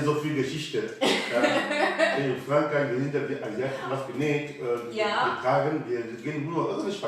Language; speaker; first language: German; non-native, learner; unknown